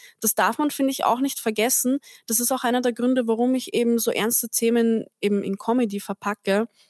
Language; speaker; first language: German; early bilingual, other home language; Turkish